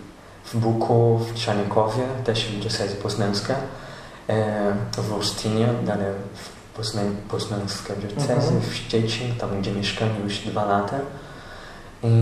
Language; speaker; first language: Polish; non-native, learner; Portuguese